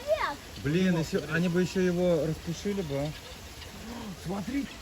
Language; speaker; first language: Russian; native; Russian